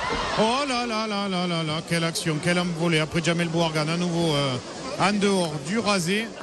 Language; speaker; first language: French; native; French